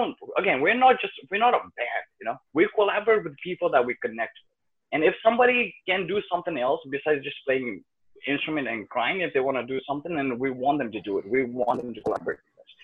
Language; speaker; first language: English; non-native, local second language; Nepali